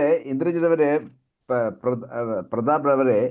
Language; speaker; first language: Kannada; non-native, learner; Hindi